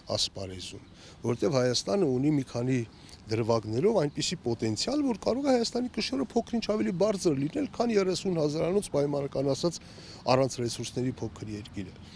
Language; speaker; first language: Armenian; native; Armenian